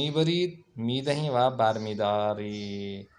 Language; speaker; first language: Persian; non-native, learner; Urdu